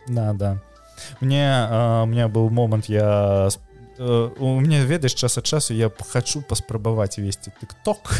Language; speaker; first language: Belarusian; non-native, local second language; Russian